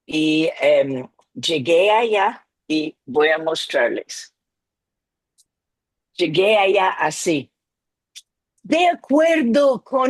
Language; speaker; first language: Spanish; non-native, fluent; English